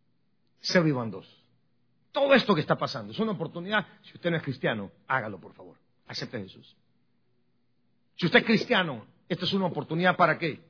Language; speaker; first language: Spanish; native; Spanish